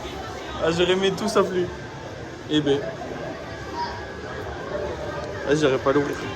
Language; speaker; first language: French; native; French